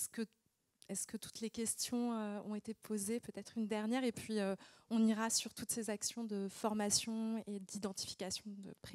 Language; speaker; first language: French; native; French